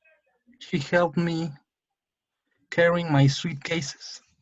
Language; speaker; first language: English; non-native, learner; Spanish